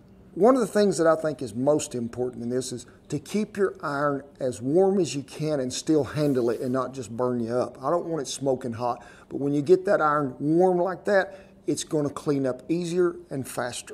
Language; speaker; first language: English; native; English